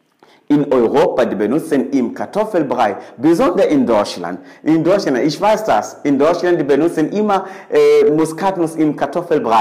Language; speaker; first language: German; non-native, fluent; Swahili